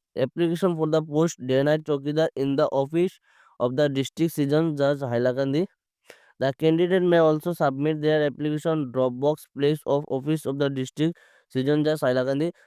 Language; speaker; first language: English; non-native, local second language; Bangla